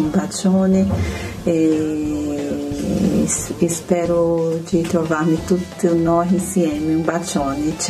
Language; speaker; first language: Italian; non-native, fluent; Portuguese